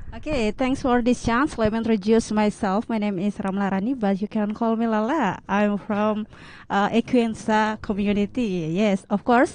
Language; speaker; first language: English; non-native, learner; Indonesian